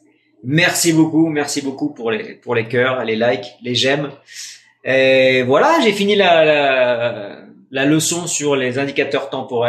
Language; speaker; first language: French; non-native, fluent; Spanish